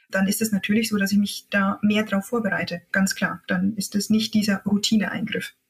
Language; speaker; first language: German; native; German